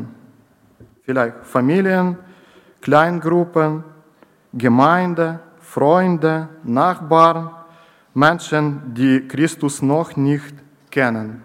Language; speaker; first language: German; non-native, learner; Ukrainian